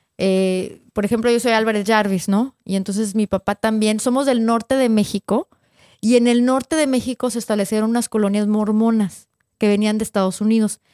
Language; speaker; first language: Spanish; native; Spanish